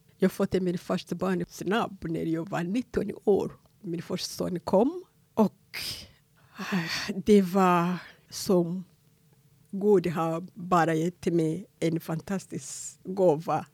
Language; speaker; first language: Swedish; non-native, fluent; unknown